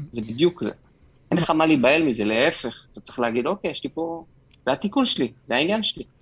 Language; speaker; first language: Hebrew; native; Hebrew